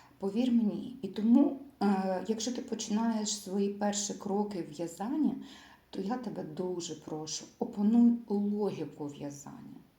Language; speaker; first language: Ukrainian; non-native, local second language; Russian